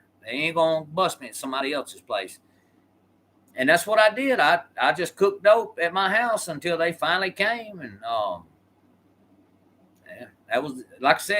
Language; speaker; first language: English; native; English